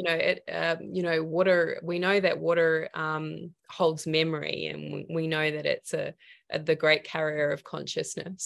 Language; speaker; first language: English; native; English